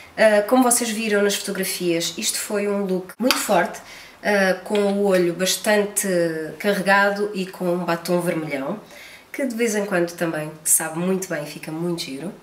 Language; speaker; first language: Portuguese; native; Portuguese